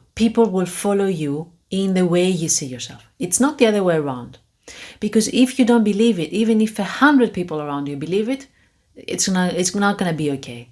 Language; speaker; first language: English; non-native, fluent; Greek